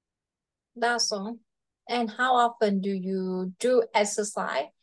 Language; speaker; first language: English; non-native, fluent; Vietnamese